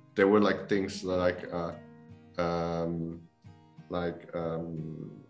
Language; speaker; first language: English; non-native, fluent; Polish